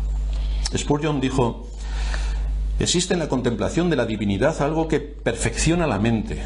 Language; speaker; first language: Spanish; native; Spanish